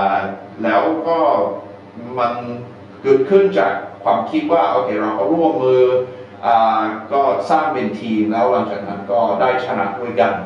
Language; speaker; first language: Thai; non-native, fluent; English